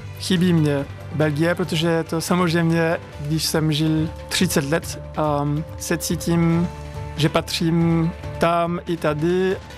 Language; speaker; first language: Czech; non-native, fluent; French